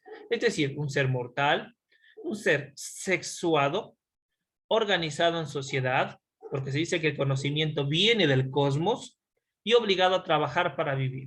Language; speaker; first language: Spanish; native; Spanish